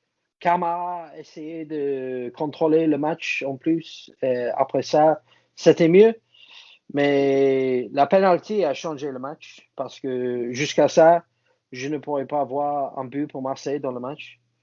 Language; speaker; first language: French; non-native, fluent; English